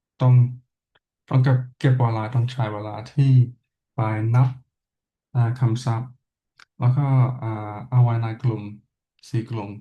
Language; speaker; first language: Thai; non-native, learner; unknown